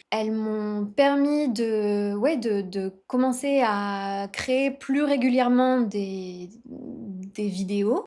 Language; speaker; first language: French; native; French